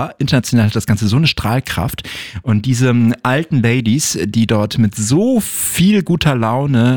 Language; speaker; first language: German; native; German